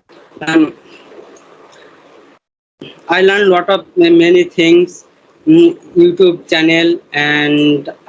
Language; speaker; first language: English; non-native, learner; Bangla